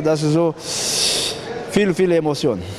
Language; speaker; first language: German; non-native, learner; Portuguese